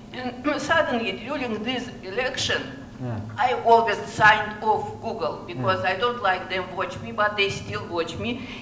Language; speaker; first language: English; non-native, learner; Russian